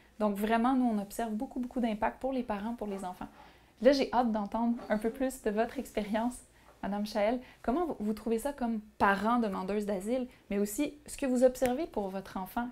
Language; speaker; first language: French; native; French